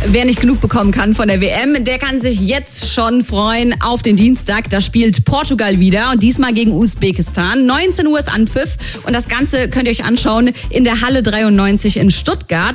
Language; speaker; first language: German; native; German